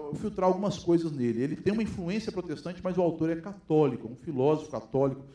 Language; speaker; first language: Portuguese; native; Portuguese